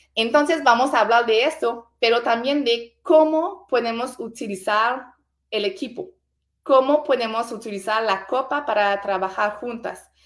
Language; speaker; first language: Spanish; non-native, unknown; French